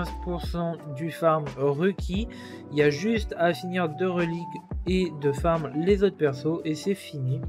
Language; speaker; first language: French; native; French